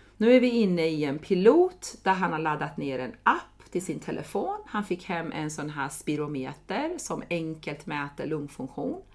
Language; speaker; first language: Swedish; non-native, fluent; Persian